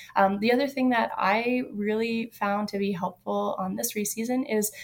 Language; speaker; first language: English; native; English